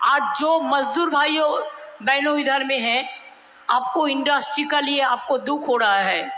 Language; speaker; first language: Hindi; non-native, local second language; Bangla